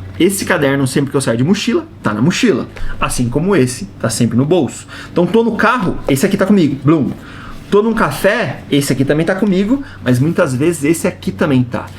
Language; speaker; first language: Portuguese; native; Portuguese